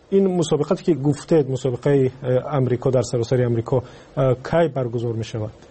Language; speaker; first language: Persian; native; Persian